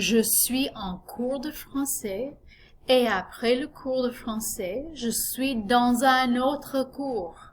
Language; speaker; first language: French; non-native, fluent; English